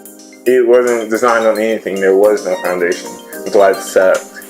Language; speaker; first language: English; native; English